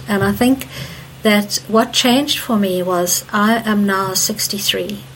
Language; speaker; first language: English; native; English